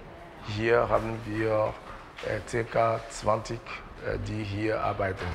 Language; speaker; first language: German; non-native, learner; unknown